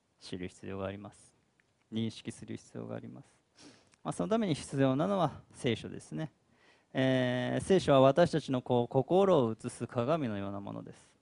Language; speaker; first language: Japanese; native; Japanese